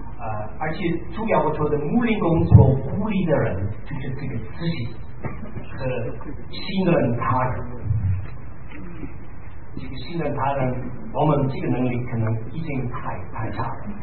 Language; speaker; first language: Chinese; non-native, fluent; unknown